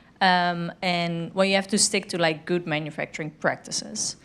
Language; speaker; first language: English; non-native, fluent; Dutch